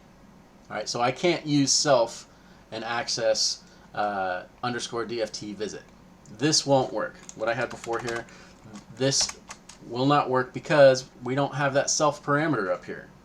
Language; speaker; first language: English; native; English